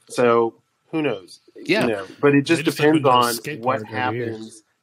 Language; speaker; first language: English; native; English